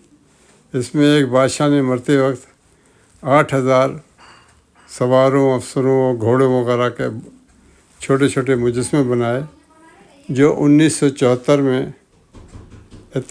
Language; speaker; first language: Urdu; native; Urdu